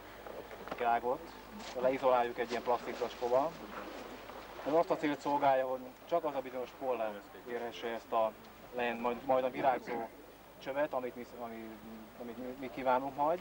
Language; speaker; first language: Hungarian; native; Hungarian